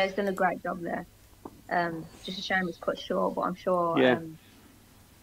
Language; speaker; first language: English; early bilingual, other home language; Greek